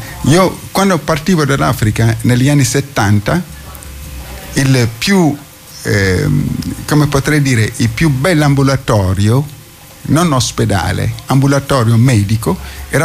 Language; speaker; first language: Italian; non-native, fluent; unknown